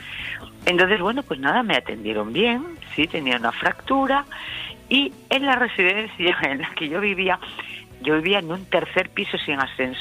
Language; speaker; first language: Spanish; native; Spanish